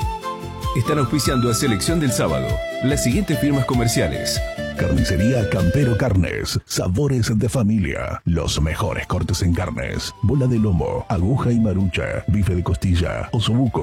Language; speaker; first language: Spanish; native; Spanish